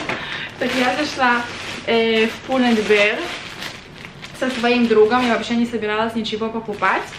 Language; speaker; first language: Russian; early bilingual, other home language; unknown